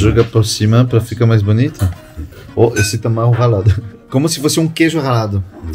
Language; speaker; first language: Portuguese; non-native, fluent; French